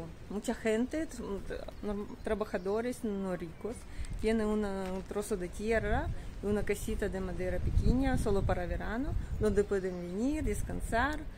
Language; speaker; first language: Spanish; non-native, learner; Russian